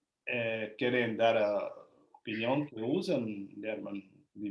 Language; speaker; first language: Spanish; non-native, learner; Portuguese